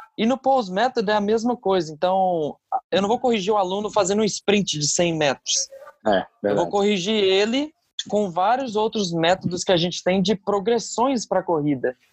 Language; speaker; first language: Portuguese; early bilingual, other home language; English